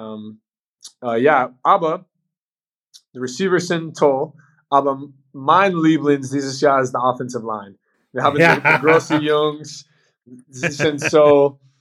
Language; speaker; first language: German; non-native, learner; English